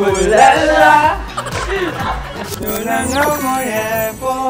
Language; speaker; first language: Korean; non-native, learner; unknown